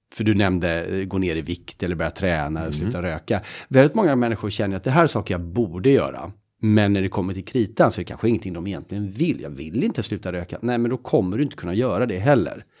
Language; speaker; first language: Swedish; native; Swedish